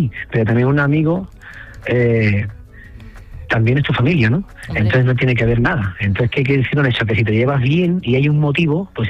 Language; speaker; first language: Spanish; native; Spanish